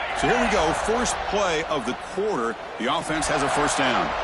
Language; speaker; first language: English; native; English